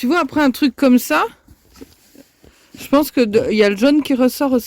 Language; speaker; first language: French; native; French